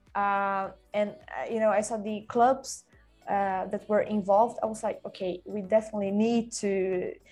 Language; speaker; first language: English; non-native, fluent; Swedish